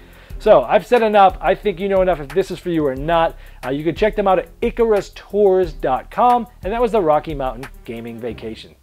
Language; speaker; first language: English; native; English